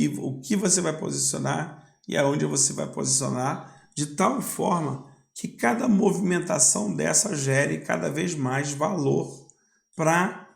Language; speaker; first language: Portuguese; native; Portuguese